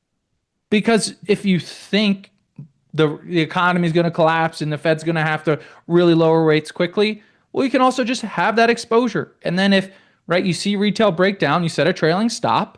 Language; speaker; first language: English; native; English